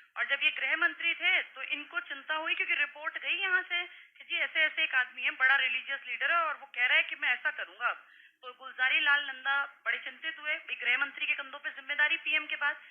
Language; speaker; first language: Hindi; native; Hindi